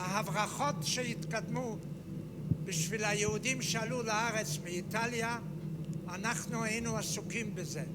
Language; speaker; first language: Hebrew; non-native, fluent; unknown